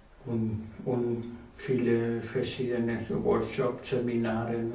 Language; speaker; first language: German; non-native, learner; Spanish